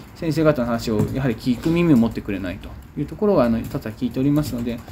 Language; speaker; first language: Japanese; native; Japanese